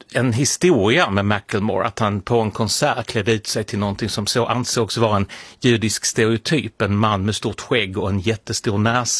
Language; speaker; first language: Swedish; native; Swedish